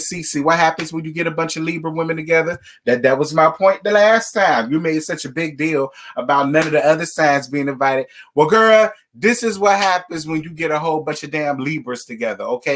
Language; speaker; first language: English; native; English